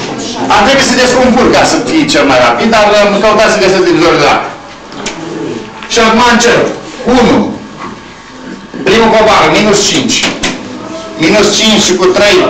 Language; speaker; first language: Romanian; native; Romanian